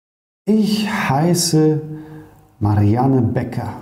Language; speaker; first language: German; non-native, fluent; Polish